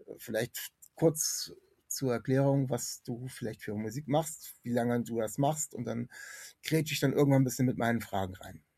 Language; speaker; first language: German; native; German